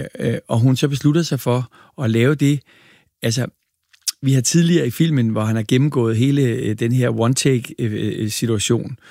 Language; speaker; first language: Danish; native; Danish